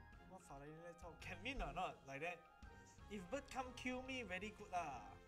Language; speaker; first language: English; non-native, local second language; Chinese